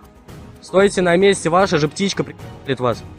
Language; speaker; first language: Russian; native; Russian